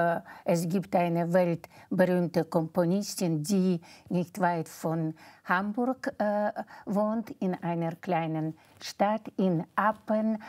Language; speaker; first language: German; non-native, fluent; Russian